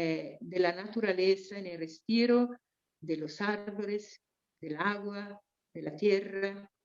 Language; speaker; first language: Spanish; non-native, fluent; Portuguese